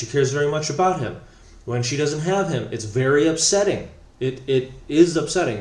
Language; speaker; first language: English; native; English